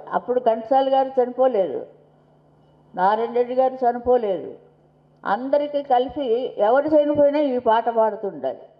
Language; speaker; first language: Telugu; native; Telugu